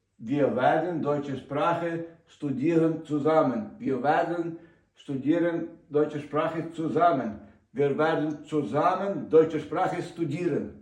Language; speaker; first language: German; non-native, learner; Ukrainian